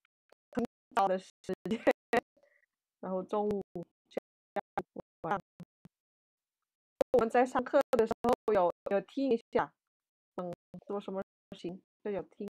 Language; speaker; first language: Chinese; non-native, fluent; Indonesian